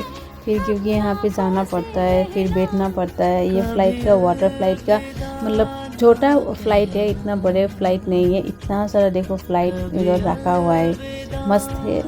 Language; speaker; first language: Hindi; non-native, local second language; Assamese